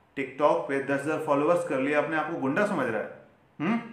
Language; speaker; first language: Hindi; native; Hindi